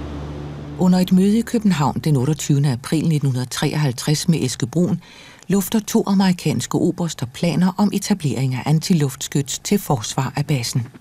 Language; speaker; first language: Danish; native; Danish